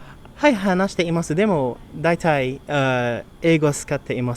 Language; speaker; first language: Japanese; non-native, learner; Arabic